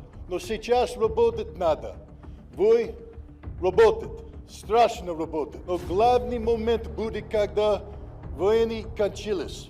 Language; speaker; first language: Russian; non-native, learner; English